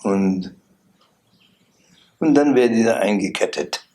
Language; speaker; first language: German; non-native, learner; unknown